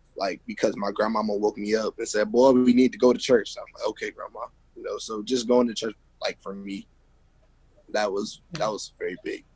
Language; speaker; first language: English; native; English